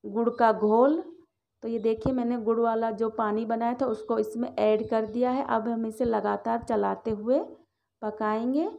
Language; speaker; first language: Hindi; native; Hindi